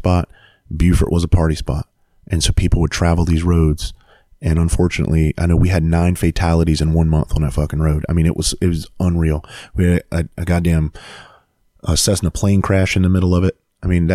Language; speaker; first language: English; native; English